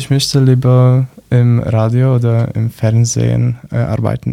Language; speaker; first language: German; non-native, learner; Polish